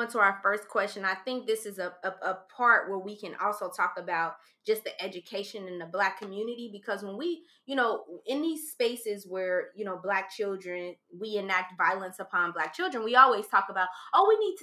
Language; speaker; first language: English; native; English